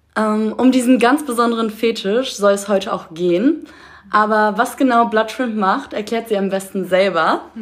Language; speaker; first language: German; native; German